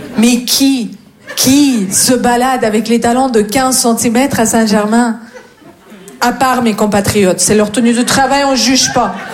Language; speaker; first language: French; non-native, fluent; Russian